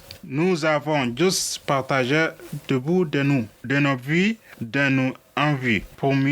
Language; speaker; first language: French; non-native, learner; Arabic